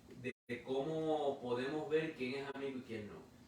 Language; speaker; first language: Spanish; native; Spanish